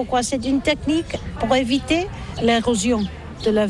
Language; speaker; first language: French; non-native, learner; Catalan